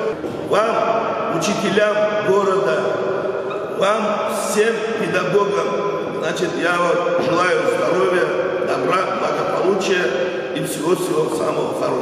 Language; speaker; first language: Russian; non-native, local second language; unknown